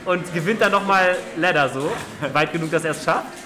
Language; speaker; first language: German; native; German